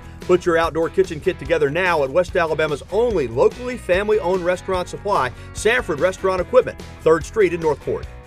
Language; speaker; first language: English; native; English